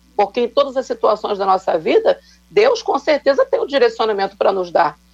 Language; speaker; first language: Portuguese; native; Portuguese